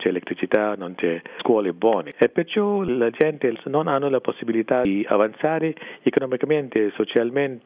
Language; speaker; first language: Italian; non-native, fluent; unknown